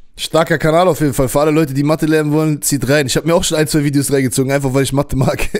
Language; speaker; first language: German; native; German